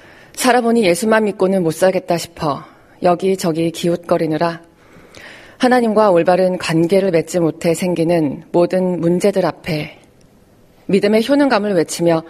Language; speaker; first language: Korean; native; Korean